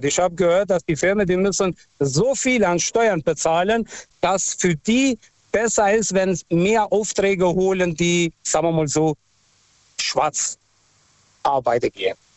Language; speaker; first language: German; non-native, fluent; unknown